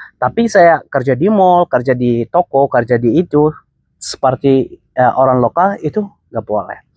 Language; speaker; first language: Indonesian; non-native, fluent; Arabic